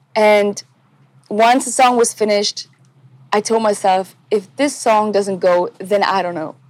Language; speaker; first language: English; non-native, fluent; Tamil